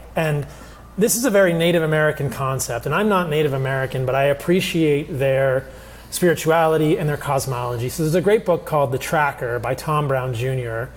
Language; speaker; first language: English; early bilingual, other home language; Italian